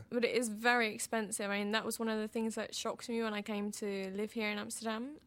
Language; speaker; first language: English; native; English